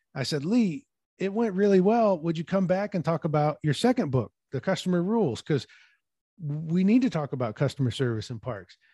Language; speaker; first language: English; native; English